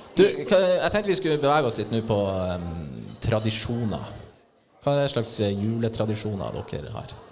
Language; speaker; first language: Norwegian; native; Norwegian